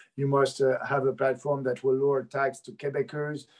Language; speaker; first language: English; native; English